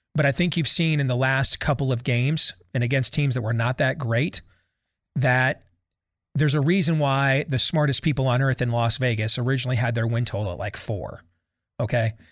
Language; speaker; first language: English; native; English